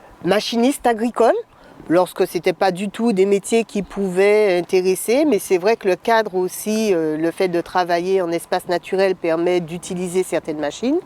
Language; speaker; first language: French; native; French